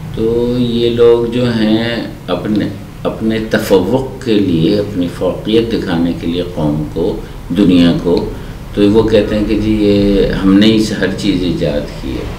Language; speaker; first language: Urdu; native; Urdu